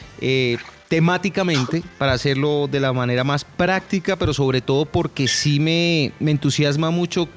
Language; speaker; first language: Spanish; native; Spanish